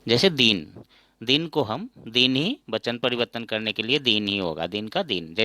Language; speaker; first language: Hindi; non-native, local second language; Assamese